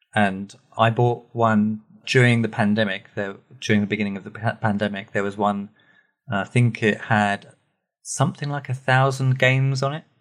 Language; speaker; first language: English; native; English